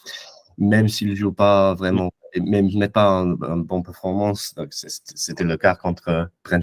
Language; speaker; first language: French; non-native, fluent; English